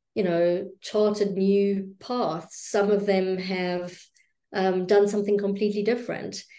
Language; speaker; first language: English; native; English